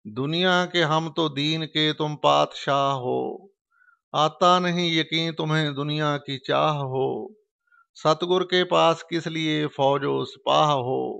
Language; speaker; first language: Urdu; non-native, local second language; Punjabi